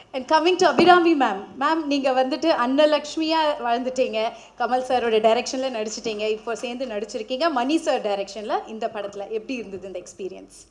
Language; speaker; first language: Tamil; native; Tamil